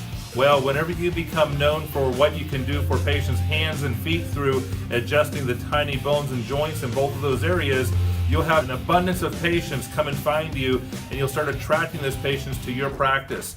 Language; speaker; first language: English; native; English